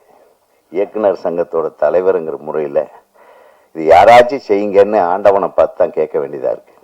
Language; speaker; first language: Tamil; native; Tamil